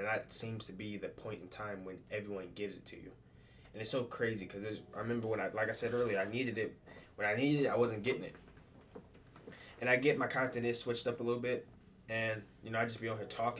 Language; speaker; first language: English; native; English